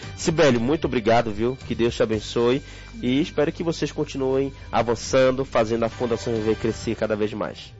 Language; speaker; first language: Portuguese; native; Portuguese